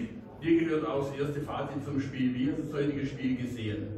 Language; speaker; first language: German; native; German